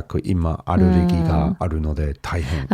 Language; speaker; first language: Japanese; non-native, fluent; English